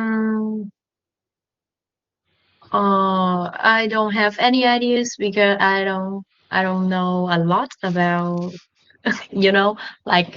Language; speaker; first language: English; non-native, learner; Vietnamese